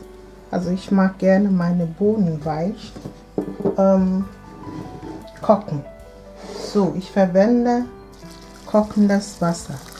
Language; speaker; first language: German; non-native, fluent; Akan